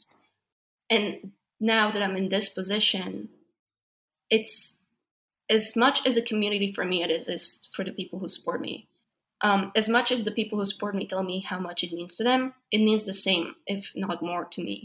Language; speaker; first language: English; non-native, fluent; Slovak